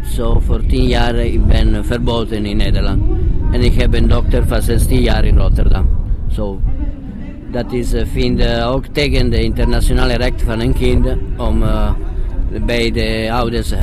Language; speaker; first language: Dutch; non-native, learner; Italian